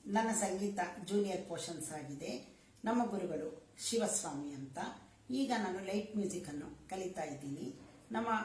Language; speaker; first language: Kannada; native; Kannada